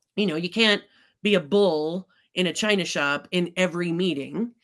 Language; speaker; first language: English; native; English